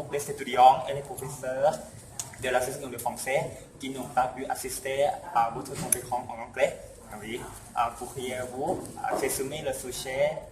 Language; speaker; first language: French; non-native, learner; Thai